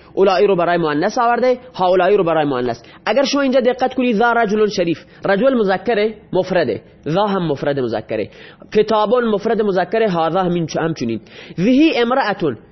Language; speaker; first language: Persian; non-native, local second language; Baluchi